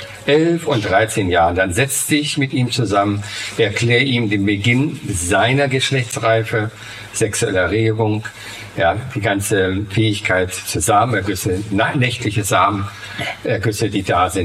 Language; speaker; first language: German; native; German